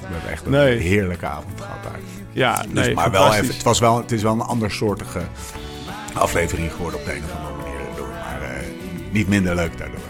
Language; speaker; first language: Dutch; native; Dutch